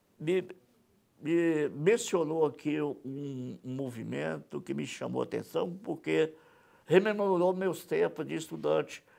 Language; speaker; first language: Portuguese; native; Portuguese